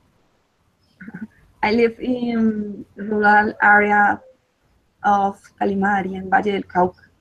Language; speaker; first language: English; non-native, learner; Spanish